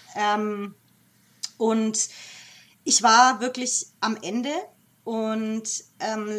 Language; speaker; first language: German; native; German